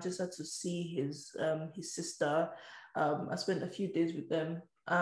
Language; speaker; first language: English; native; English